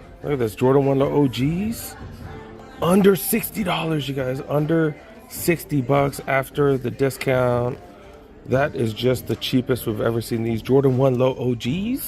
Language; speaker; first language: English; native; English